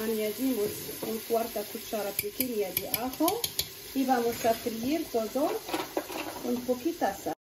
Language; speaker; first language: Spanish; non-native, fluent; Arabic